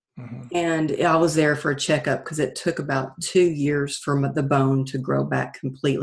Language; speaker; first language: English; native; English